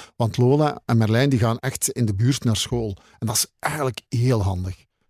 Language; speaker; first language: Dutch; native; Dutch